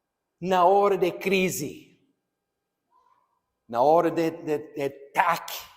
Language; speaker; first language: Portuguese; non-native, fluent; English